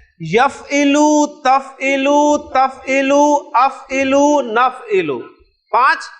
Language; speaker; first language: Arabic; non-native, fluent; Urdu